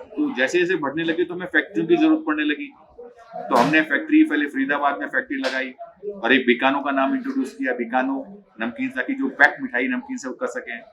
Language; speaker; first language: Hindi; native; Hindi